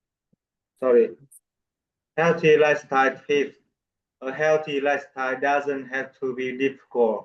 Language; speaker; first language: English; non-native, learner; Vietnamese